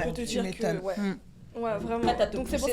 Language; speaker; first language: French; native; French